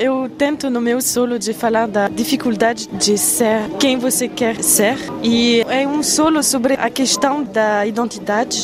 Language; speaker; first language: Portuguese; non-native, fluent; French